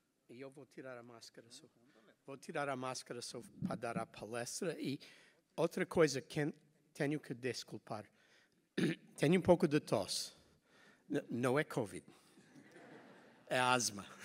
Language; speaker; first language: Portuguese; non-native, fluent; English